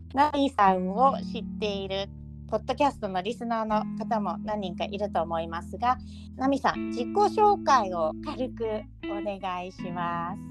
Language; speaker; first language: Japanese; native; Japanese